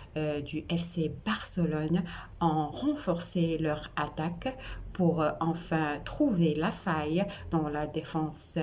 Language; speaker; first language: French; non-native, local second language; Arabic